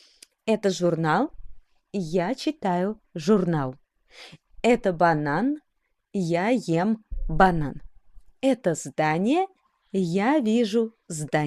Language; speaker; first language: Russian; non-native, fluent; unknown